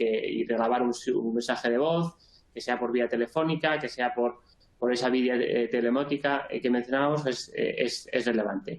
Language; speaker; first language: Spanish; native; Spanish